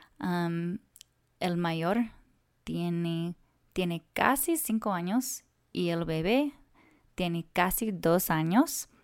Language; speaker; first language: Spanish; non-native, learner; English